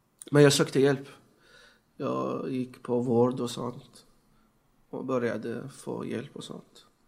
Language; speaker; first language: Swedish; non-native, fluent; Persian